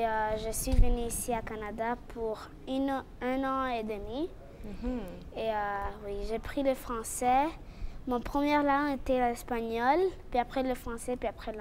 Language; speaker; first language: French; early bilingual, other home language; Spanish